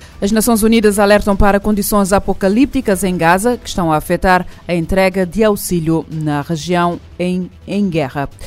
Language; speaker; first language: Portuguese; non-native, local second language; Kabuverdianu